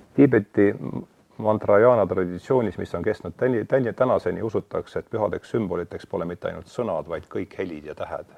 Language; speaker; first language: Estonian; native; Estonian